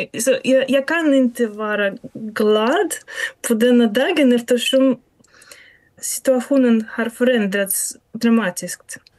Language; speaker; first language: Swedish; non-native, fluent; Russian